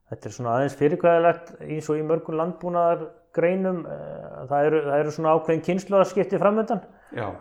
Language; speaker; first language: Icelandic; native; Icelandic